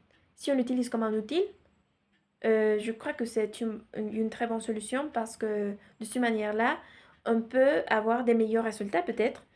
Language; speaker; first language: French; non-native, learner; Spanish